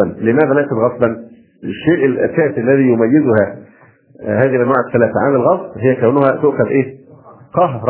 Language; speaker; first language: Arabic; native; Arabic